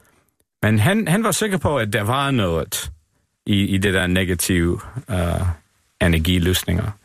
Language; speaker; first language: Danish; non-native, fluent; English